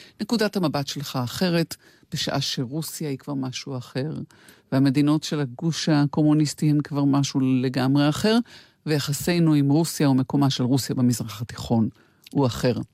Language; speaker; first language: Hebrew; native; Hebrew